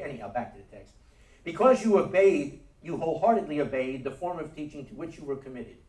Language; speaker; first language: English; native; English